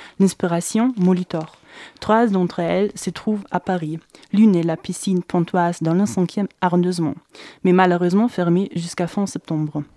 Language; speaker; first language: French; non-native, fluent; German